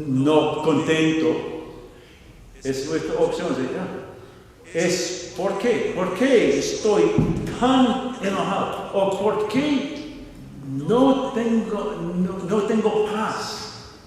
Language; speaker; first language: Spanish; non-native, fluent; English